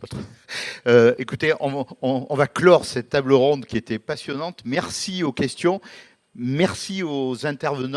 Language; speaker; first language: French; native; French